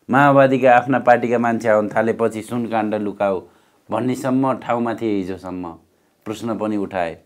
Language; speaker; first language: Nepali; native; Nepali